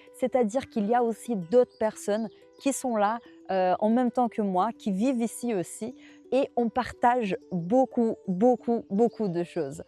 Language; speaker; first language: French; non-native, fluent; Portuguese